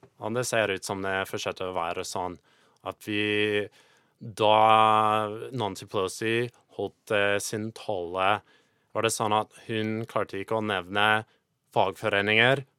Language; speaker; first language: Norwegian; non-native, fluent; English